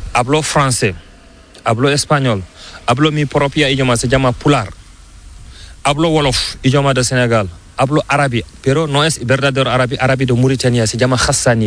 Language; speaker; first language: Spanish; non-native, learner; Fula